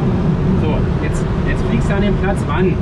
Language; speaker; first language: German; native; German